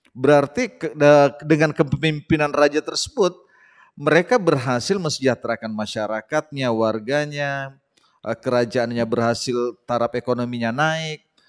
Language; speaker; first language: Indonesian; non-native, local second language; Buginese